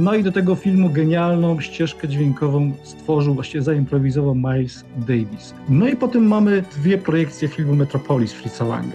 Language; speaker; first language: Polish; native; Polish